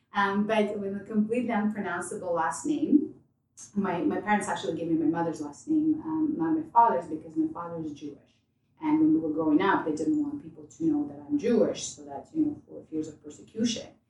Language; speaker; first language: English; non-native, fluent; Ukrainian